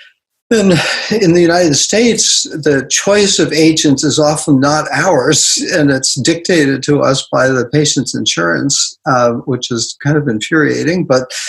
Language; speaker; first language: English; native; English